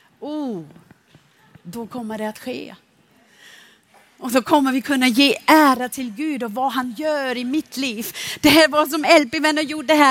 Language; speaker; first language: Swedish; non-native, fluent; German